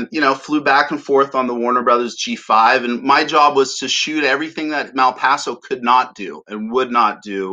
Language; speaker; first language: English; native; English